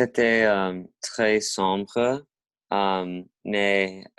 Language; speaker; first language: French; non-native, learner; English